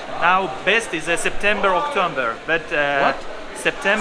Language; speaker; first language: English; non-native, learner; Uzbek